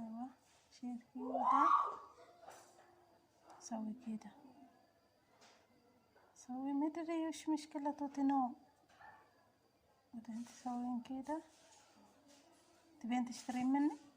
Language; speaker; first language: Arabic; non-native, learner; Oromo